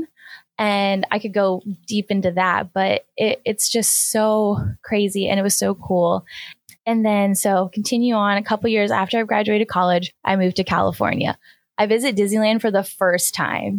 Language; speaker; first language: English; native; English